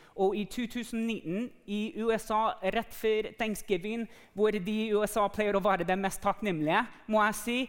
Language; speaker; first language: Norwegian; non-native, fluent; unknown